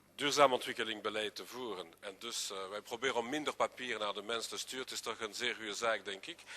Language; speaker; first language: Dutch; non-native, local second language; French